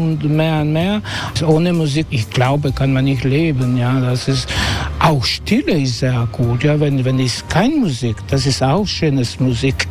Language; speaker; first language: German; non-native, learner; Croatian